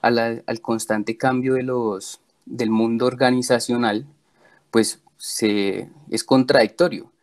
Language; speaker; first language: Spanish; native; Spanish